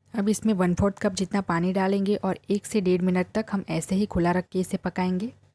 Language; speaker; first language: Hindi; non-native, local second language; Gujarati